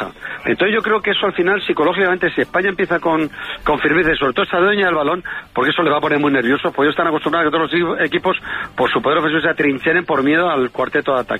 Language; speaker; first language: Spanish; native; Spanish